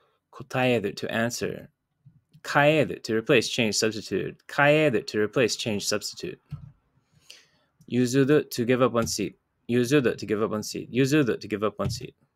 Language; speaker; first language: English; native; English